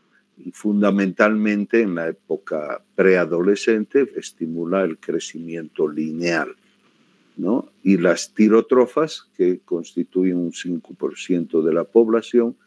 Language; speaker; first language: Spanish; native; Spanish